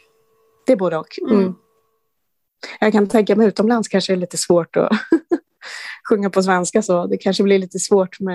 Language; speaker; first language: Swedish; native; Swedish